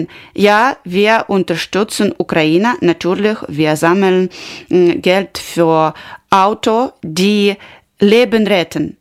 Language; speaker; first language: German; non-native, learner; Ukrainian